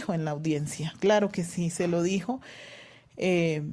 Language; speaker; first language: Spanish; native; Spanish